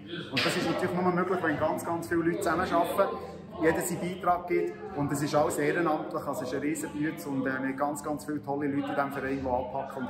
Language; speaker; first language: German; native; German